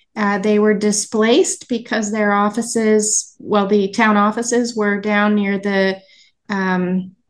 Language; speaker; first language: English; native; English